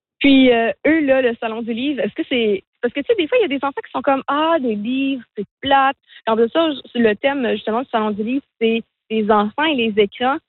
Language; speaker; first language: French; native; French